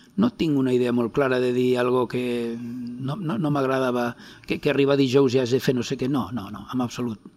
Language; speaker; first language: Catalan; non-native, local second language; Spanish